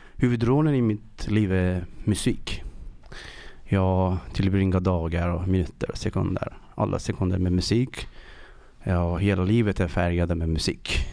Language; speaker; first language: Swedish; non-native, learner; Persian